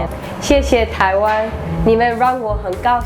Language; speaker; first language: Chinese; early bilingual, heritage; English